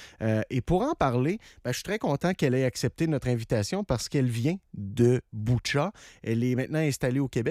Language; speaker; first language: French; native; French